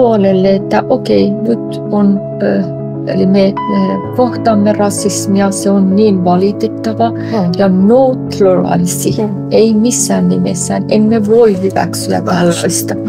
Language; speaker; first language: Finnish; non-native, fluent; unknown